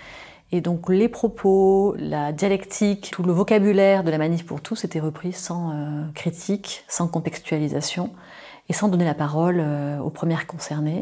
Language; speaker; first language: French; native; French